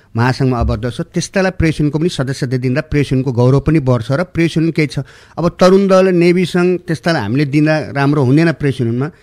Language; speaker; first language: Nepali; native; Nepali